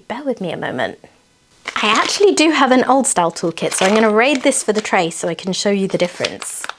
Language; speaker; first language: English; native; English